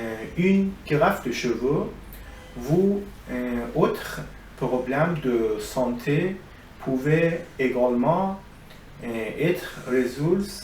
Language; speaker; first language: French; non-native, learner; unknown